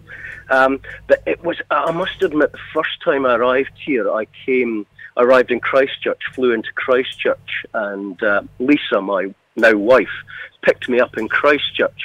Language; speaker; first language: English; native; English